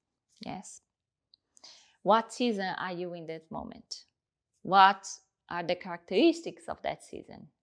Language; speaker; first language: English; non-native, fluent; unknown